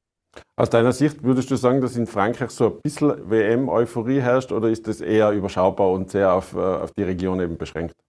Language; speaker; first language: German; native; German